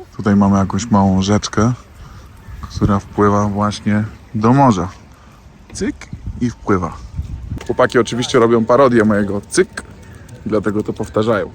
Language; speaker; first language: Polish; native; Polish